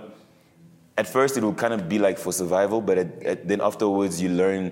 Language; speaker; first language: English; early bilingual, other home language; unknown